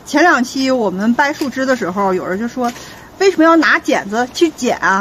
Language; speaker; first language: Chinese; native; Chinese